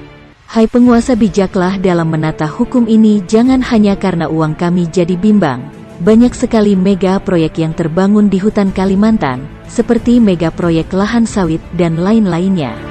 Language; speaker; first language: Indonesian; native; Indonesian